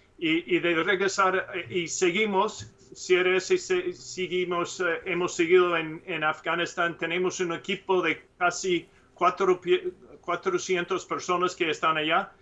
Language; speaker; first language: Spanish; non-native, learner; English